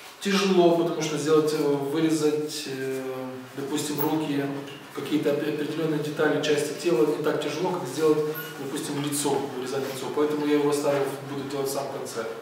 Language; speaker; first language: Russian; native; Russian